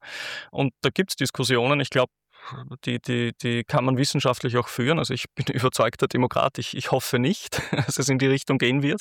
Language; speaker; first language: German; native; German